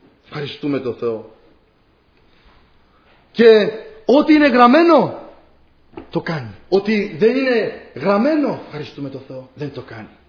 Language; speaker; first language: Greek; non-native, fluent; Polish